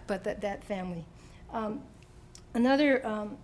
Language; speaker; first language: English; native; English